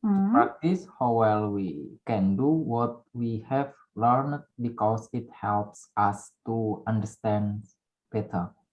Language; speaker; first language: English; non-native, learner; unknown